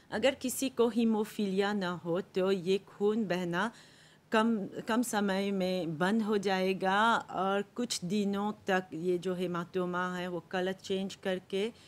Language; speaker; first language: Hindi; non-native, local second language; Morisyen